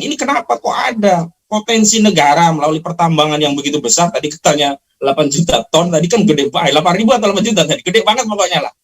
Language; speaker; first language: Indonesian; native; Indonesian